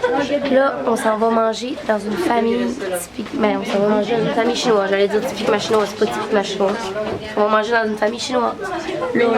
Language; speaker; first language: French; native; French